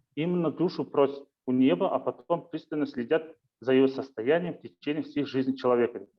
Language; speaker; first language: Russian; non-native, local second language; Kazakh